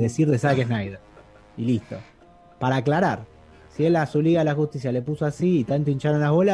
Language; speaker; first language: Spanish; native; Spanish